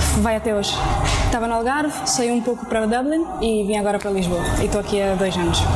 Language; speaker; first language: Portuguese; early bilingual, other home language; Spanish